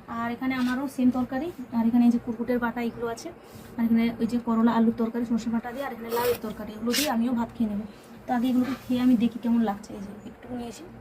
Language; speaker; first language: Bangla; non-native, local second language; Santali